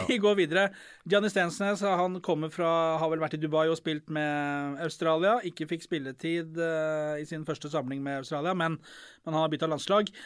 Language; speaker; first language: Norwegian; native; Norwegian